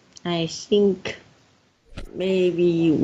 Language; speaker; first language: English; non-native, learner; Chinese